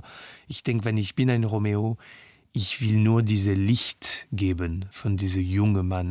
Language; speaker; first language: German; non-native, fluent; French